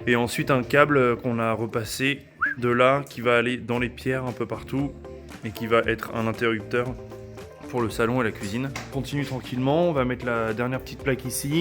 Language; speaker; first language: French; native; French